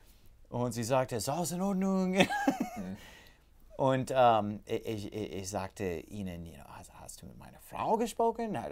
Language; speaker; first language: German; non-native, learner; English